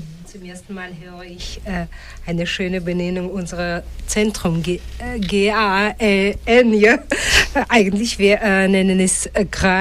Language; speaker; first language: German; non-native, fluent; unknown